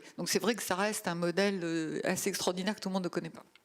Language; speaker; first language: French; native; French